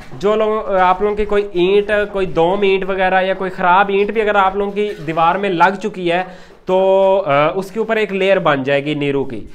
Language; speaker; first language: Urdu; non-native, local second language; Punjabi